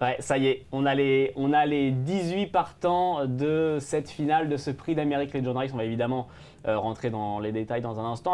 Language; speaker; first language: French; native; French